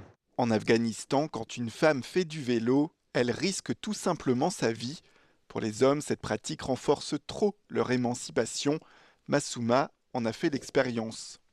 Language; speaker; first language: French; native; French